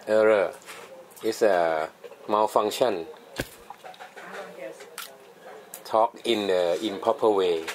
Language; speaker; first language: English; non-native, learner; Thai